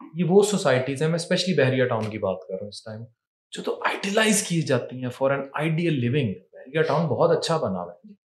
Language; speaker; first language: Urdu; non-native, local second language; Punjabi